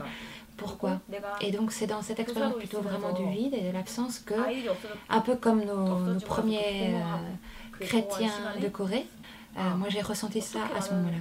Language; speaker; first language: French; non-native, fluent; Korean